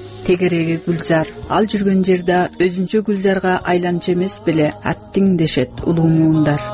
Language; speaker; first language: Kyrgyz; native; Kyrgyz